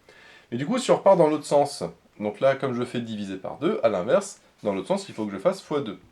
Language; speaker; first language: French; native; French